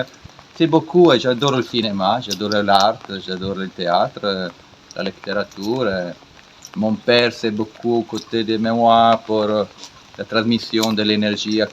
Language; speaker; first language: French; non-native, learner; Italian